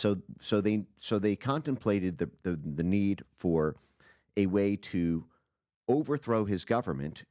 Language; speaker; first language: English; native; English